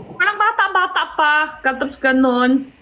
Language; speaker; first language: Filipino; non-native, local second language; Cebuano